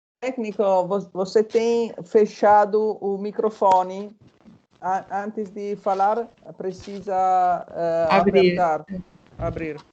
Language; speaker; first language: Portuguese; non-native, fluent; Italian